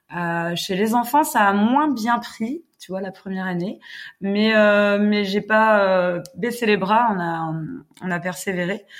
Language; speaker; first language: French; non-native, fluent; English